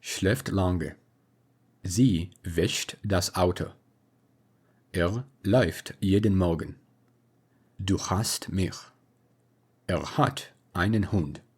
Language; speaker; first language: German; non-native, fluent; English